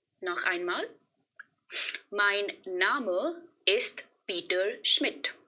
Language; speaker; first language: German; non-native, fluent; Hindi